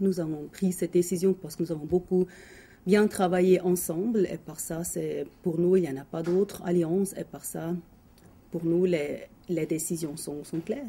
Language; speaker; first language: French; non-native, local second language; German